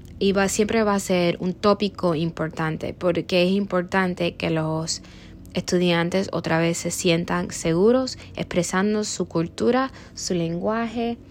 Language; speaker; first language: Spanish; early bilingual, heritage; Spanish